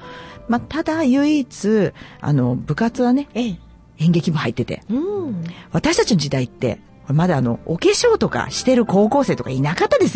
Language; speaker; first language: Japanese; native; Japanese